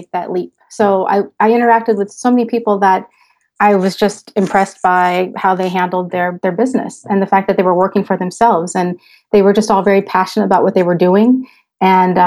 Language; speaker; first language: English; native; English